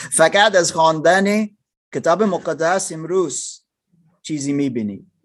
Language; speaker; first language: Persian; non-native, learner; German